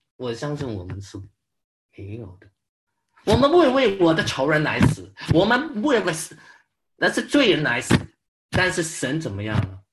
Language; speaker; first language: Chinese; non-native, local second language; Cantonese